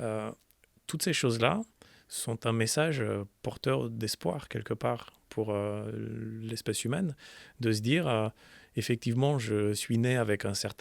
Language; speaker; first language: French; native; French